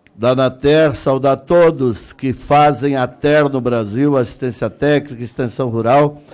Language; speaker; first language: Portuguese; native; Portuguese